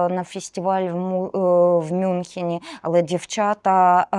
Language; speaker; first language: Ukrainian; non-native, local second language; Russian